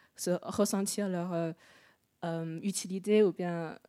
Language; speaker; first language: French; non-native, fluent; Chinese